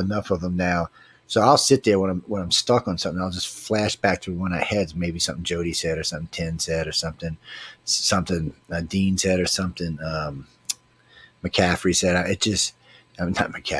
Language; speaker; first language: English; native; English